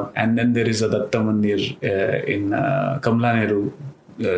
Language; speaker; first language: English; non-native, local second language; Marathi